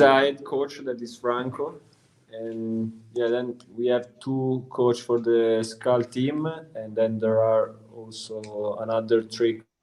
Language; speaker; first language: English; non-native, learner; Italian